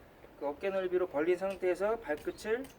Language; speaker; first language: Korean; native; Korean